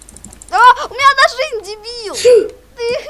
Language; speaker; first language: Russian; native; Russian